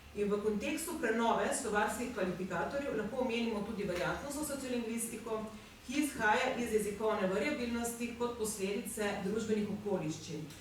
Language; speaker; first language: Slovenian; native; Slovenian